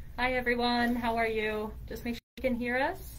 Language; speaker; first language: English; native; English